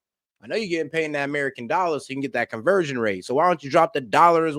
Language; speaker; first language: English; native; English